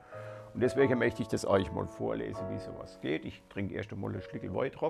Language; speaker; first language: German; native; German